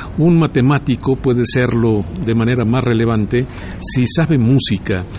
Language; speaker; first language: Spanish; native; Spanish